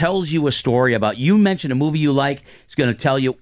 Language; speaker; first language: English; native; English